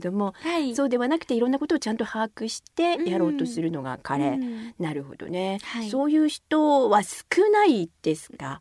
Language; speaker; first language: Japanese; native; Japanese